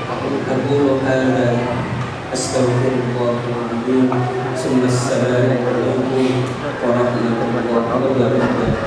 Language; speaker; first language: Arabic; non-native, learner; Indonesian